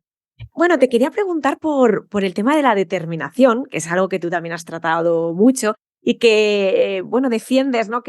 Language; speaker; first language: Spanish; native; Spanish